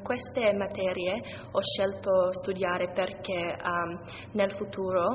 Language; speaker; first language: Italian; non-native, learner; English